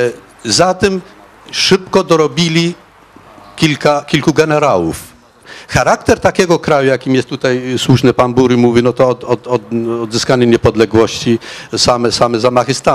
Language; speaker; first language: Polish; non-native, fluent; Arabic